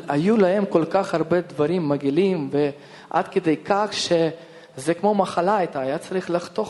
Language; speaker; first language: Hebrew; non-native, fluent; Russian